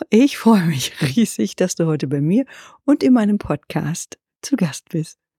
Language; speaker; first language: German; native; German